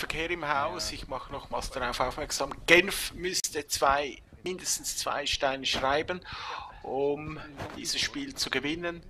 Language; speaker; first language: German; native; German